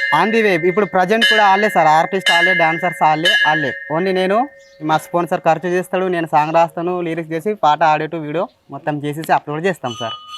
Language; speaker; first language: Telugu; non-native, local second language; Gondi